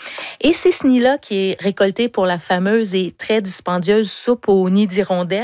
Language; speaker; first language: French; native; French